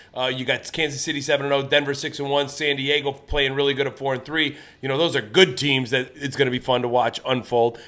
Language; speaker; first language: English; native; English